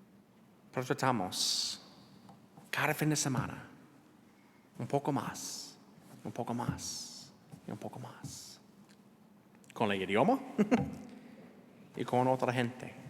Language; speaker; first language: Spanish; non-native, learner; English